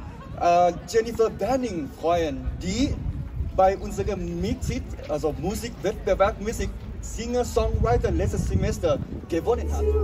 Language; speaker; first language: German; non-native, learner; Thai